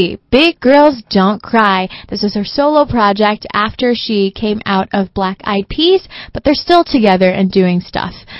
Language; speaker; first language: English; early bilingual, other home language; Chinese